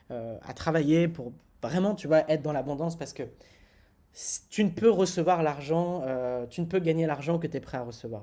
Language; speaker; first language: French; native; French